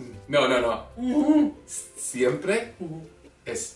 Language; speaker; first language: Spanish; non-native, learner; English